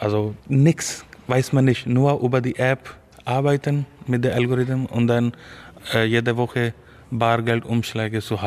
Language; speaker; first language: German; non-native, learner; Urdu